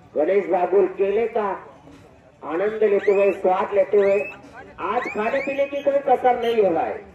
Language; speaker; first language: Hindi; non-native, local second language; Marathi